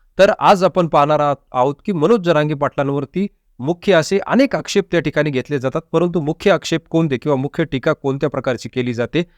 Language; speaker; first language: Marathi; native; Marathi